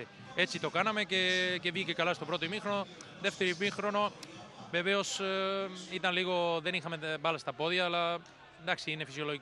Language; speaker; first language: Greek; non-native, fluent; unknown